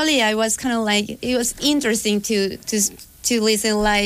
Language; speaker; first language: English; non-native, fluent; Spanish